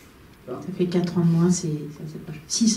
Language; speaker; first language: French; native; French